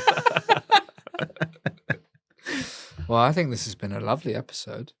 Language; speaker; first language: English; native; English